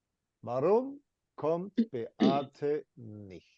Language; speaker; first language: German; non-native, fluent; English